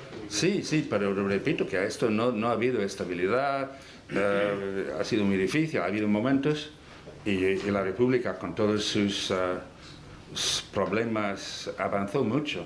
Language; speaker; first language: Spanish; non-native, fluent; English